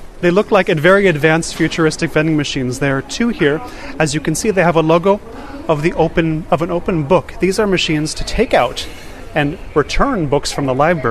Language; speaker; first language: English; native; English